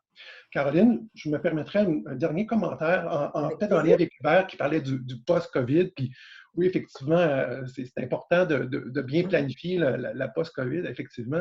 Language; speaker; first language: French; native; French